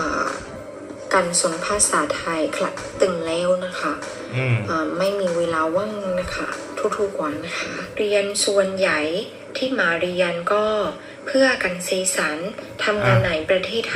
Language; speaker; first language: Thai; non-native, fluent; Burmese